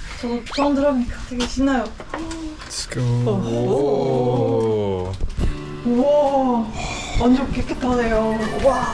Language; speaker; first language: Korean; non-native, fluent; Estonian